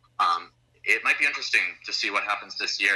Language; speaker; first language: English; native; English